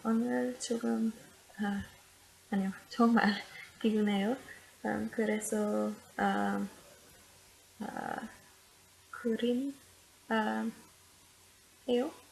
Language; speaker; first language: Korean; non-native, learner; English